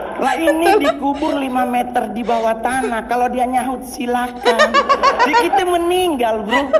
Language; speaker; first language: Indonesian; native; Indonesian